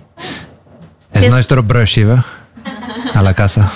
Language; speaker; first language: Spanish; non-native, learner; Norwegian